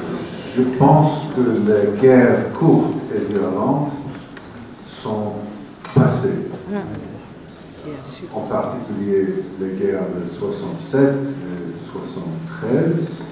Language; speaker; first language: French; non-native, fluent; English